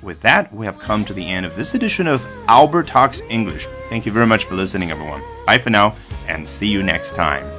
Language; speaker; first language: English; non-native, fluent; Chinese